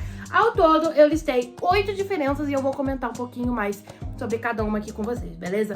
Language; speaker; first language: Portuguese; native; Portuguese